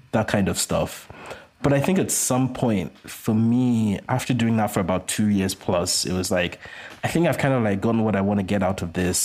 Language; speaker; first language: English; non-native, local second language; Yoruba